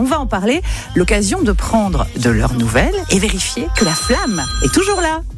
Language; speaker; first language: French; native; French